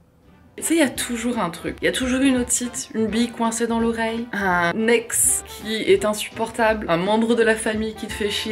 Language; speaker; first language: French; native; French